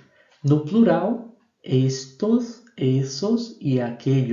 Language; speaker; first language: Spanish; non-native, fluent; Portuguese